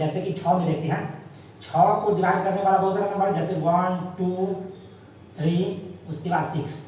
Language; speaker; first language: Hindi; native; Hindi